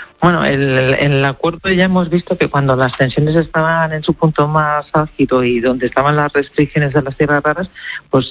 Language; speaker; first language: Spanish; native; Spanish